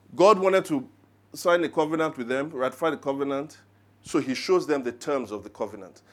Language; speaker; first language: English; non-native, local second language; Yoruba